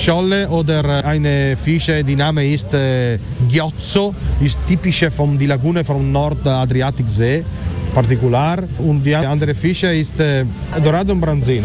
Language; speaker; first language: German; non-native, learner; Italian